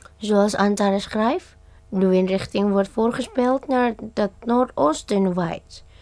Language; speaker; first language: Dutch; non-native, fluent; Indonesian